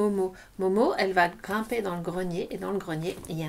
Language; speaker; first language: French; native; French